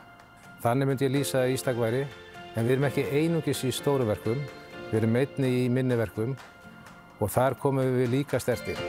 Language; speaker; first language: Icelandic; native; Icelandic